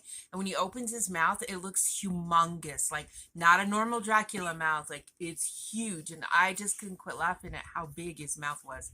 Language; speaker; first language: English; native; English